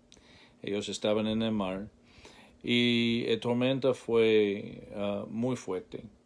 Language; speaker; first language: Spanish; non-native, learner; English